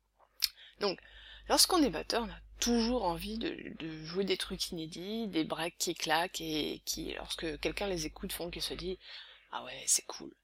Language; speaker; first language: French; native; French